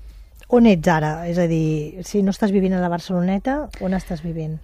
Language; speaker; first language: Catalan; native; Catalan